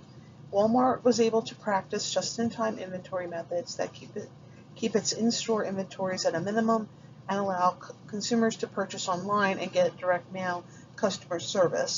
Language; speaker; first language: English; native; English